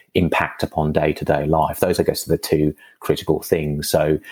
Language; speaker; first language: English; native; English